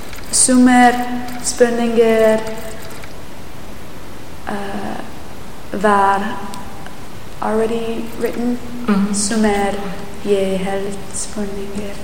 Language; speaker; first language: Icelandic; non-native, learner; English